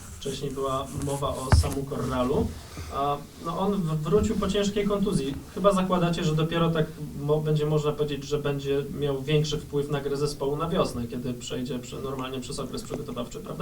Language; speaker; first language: Polish; native; Polish